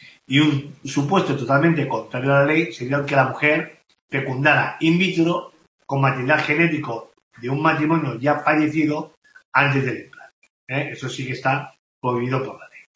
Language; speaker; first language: Spanish; native; Spanish